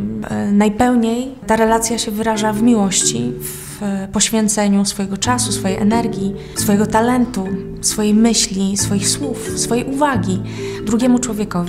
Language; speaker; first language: Polish; native; Polish